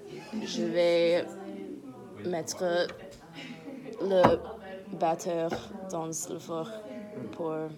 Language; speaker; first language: French; non-native, learner; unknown